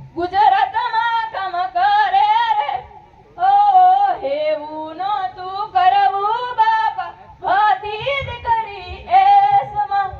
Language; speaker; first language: Gujarati; non-native, local second language; Bhili